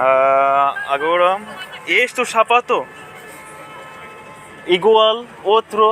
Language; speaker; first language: Portuguese; non-native, learner; Bangla